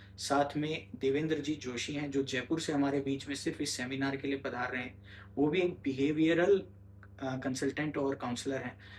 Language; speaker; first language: Hindi; native; Hindi